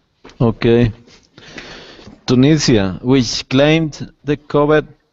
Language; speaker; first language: English; non-native, learner; Spanish